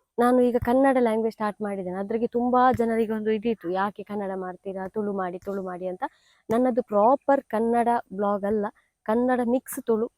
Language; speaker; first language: Kannada; non-native, local second language; Tulu